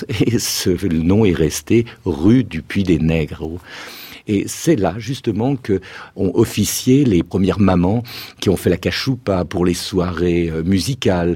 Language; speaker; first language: French; native; French